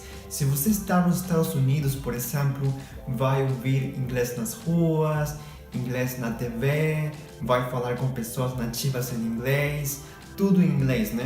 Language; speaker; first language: Portuguese; non-native, fluent; Spanish